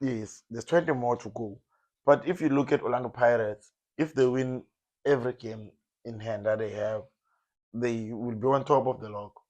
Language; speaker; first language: English; non-native, local second language; Zulu